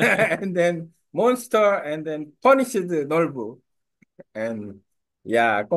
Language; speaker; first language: English; non-native, learner; Korean